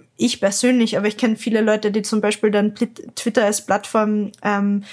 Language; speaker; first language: German; native; German